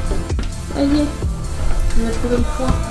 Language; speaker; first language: French; native; French